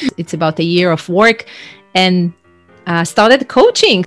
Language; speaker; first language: English; non-native, fluent; Hebrew